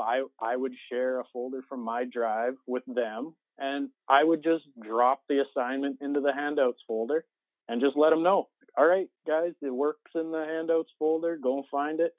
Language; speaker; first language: English; native; English